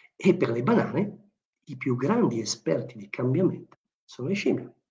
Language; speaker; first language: Italian; native; Italian